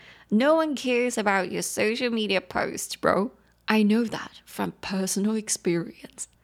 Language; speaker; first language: English; non-native, fluent; Chinese